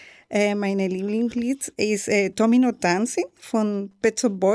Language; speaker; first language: German; non-native, learner; Spanish